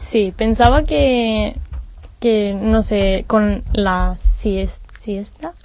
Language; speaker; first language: Spanish; non-native, learner; Hebrew